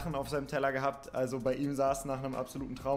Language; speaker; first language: German; native; German